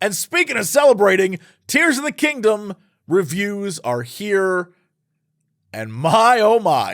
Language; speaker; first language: English; native; English